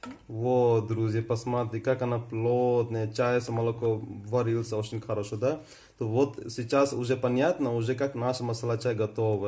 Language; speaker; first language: Russian; non-native, fluent; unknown